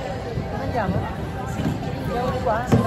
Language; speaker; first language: Italian; non-native, fluent; Filipino